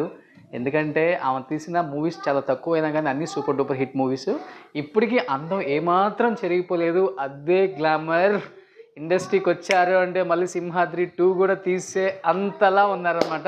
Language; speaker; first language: Telugu; native; Telugu